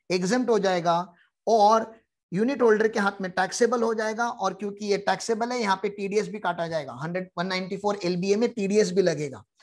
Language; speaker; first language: Hindi; non-native, local second language; Marathi